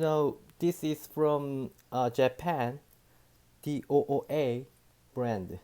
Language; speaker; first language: English; non-native, learner; Korean